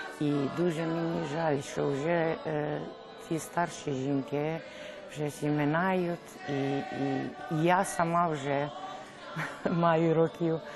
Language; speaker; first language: Ukrainian; early bilingual, heritage; Ukrainian